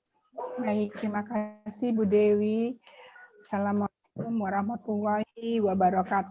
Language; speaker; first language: Indonesian; native; Indonesian